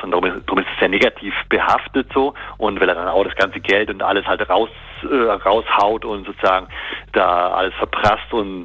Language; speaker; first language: German; native; German